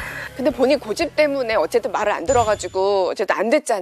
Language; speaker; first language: Korean; native; Korean